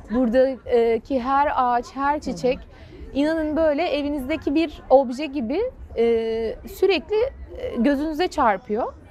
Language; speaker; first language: Turkish; native; Turkish